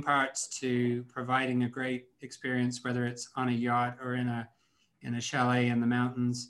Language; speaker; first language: English; native; English